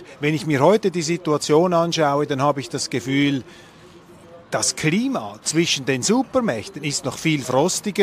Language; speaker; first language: German; native; German